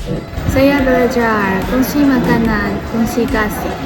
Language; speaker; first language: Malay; non-native, learner; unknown